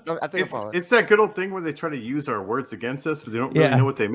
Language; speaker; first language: English; native; English